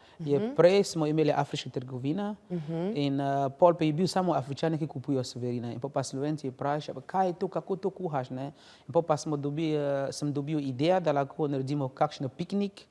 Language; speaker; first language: Slovenian; non-native, learner; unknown